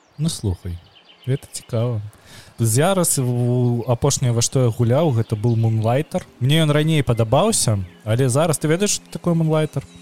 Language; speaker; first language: Belarusian; native; Belarusian